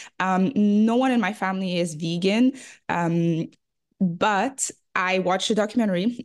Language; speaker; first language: English; early bilingual, other home language; French